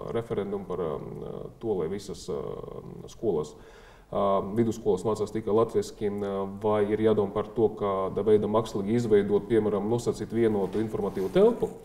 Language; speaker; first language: Latvian; non-native, local second language; Russian